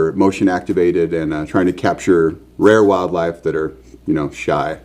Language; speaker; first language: English; native; English